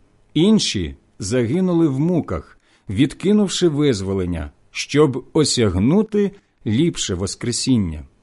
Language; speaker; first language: Ukrainian; native; Ukrainian